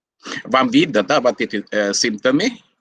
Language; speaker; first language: Russian; non-native, learner; Sinhala